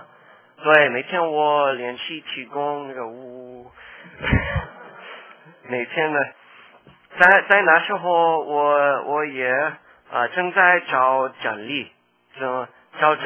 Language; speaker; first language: Chinese; non-native, learner; English